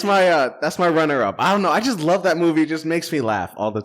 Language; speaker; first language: English; native; English